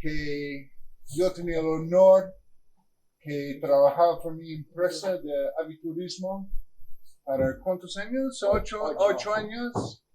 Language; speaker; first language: Spanish; non-native, learner; English